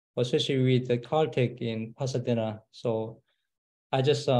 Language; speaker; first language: English; non-native, learner; Korean